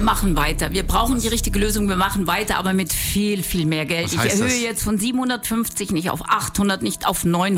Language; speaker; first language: German; native; German